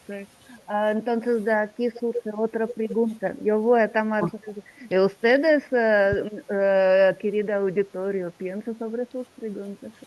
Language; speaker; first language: Spanish; non-native, learner; Russian